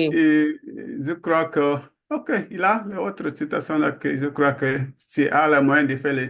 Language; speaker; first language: French; non-native, learner; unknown